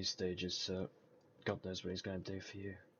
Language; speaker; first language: English; native; English